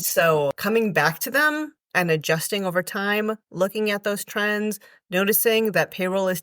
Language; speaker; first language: English; native; English